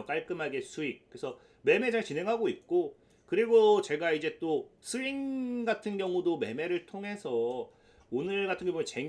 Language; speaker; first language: Korean; native; Korean